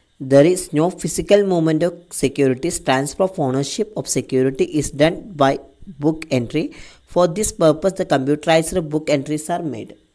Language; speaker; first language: English; non-native, local second language; Malayalam